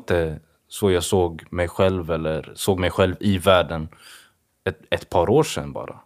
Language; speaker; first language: Swedish; early bilingual, other home language; Swahili